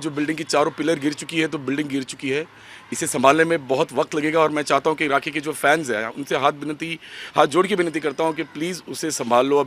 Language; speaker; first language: Hindi; native; Hindi